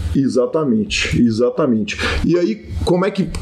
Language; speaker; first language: Portuguese; native; Portuguese